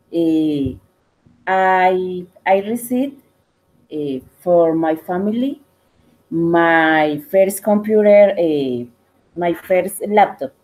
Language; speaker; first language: English; non-native, learner; Spanish